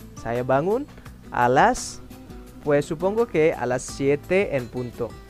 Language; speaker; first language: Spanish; non-native, fluent; Indonesian